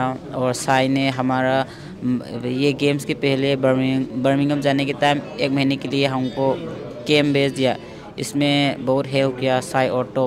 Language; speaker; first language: Hindi; non-native, local second language; Manipuri